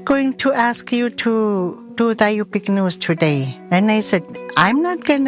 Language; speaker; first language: English; non-native, local second language; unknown